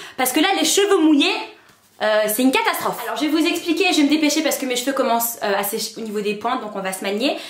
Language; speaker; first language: French; native; French